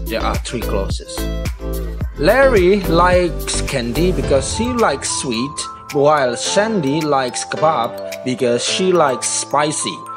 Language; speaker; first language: English; non-native, fluent; Indonesian